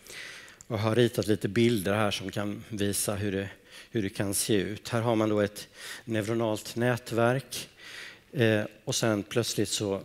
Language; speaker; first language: Swedish; native; Swedish